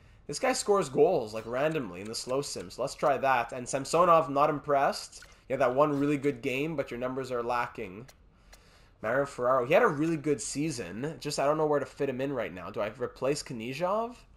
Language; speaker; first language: English; native; English